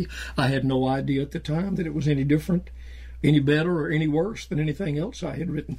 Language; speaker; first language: English; native; English